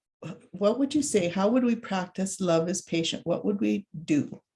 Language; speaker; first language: English; native; English